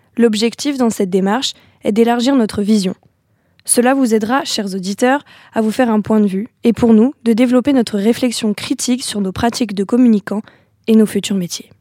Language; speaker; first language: French; native; French